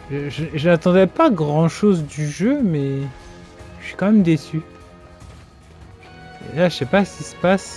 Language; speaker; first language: French; native; French